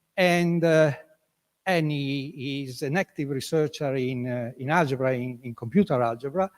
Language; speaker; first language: English; non-native, fluent; Italian